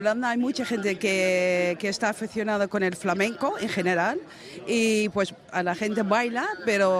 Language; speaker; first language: Spanish; non-native, learner; Dutch